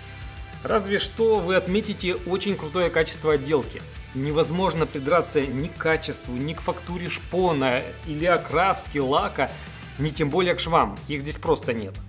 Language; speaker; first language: Russian; native; Russian